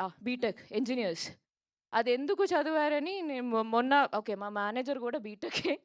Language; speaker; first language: Telugu; non-native, local second language; Malayalam